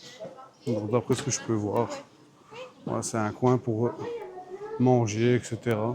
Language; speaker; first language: French; native; French